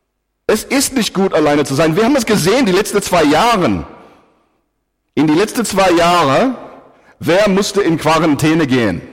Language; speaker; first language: German; non-native, fluent; English